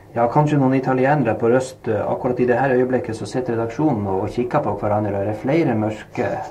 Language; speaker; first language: Norwegian; native; Norwegian